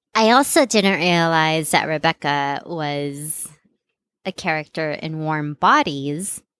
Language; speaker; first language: English; non-native, local second language; Filipino